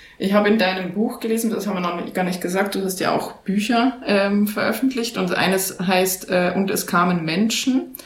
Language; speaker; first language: German; native; German